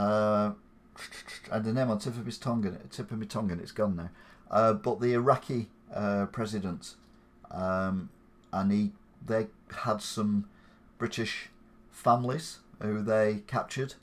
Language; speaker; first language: English; native; English